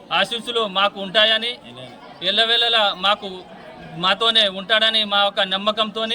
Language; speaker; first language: Telugu; non-native, local second language; Lambadi